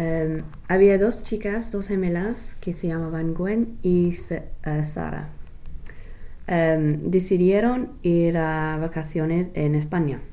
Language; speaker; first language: Spanish; non-native, learner; English